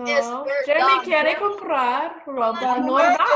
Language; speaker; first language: Spanish; non-native, learner; English